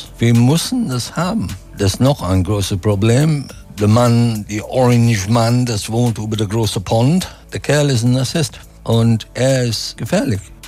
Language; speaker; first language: German; non-native, fluent; English